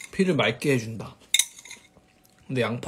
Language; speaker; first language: Korean; native; Korean